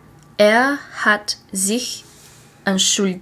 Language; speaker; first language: German; non-native, learner; English